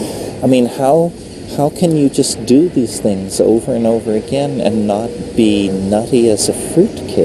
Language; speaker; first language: English; native; English